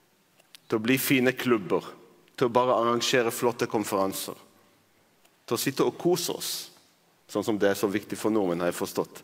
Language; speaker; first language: Norwegian; non-native, fluent; Arabic